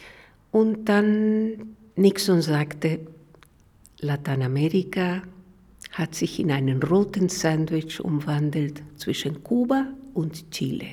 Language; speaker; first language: German; non-native, fluent; Spanish